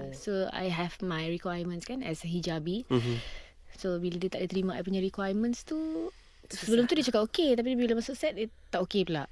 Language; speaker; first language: Malay; native; Malay